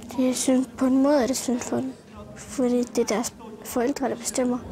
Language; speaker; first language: Danish; early bilingual, other home language; Arabic